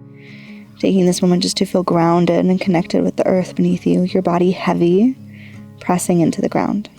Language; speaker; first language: English; native; English